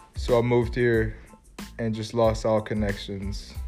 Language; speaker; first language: English; early bilingual, other home language; Spanish